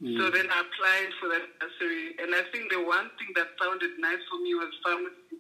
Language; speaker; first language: English; non-native, local second language; Xhosa